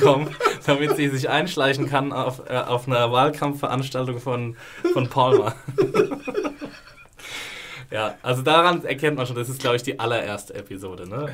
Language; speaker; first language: German; native; German